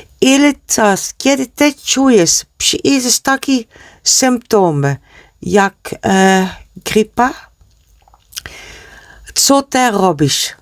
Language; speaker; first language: Polish; non-native, learner; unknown